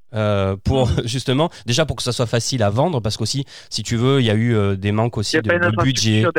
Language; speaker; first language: French; native; French